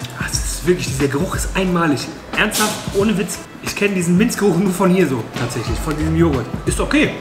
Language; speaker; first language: German; native; German